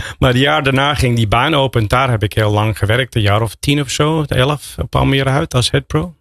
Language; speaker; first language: Dutch; non-native, fluent; English